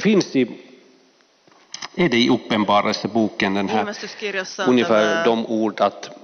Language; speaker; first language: Swedish; non-native, fluent; Finnish